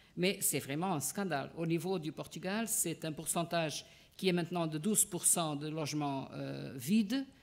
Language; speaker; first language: French; non-native, fluent; Portuguese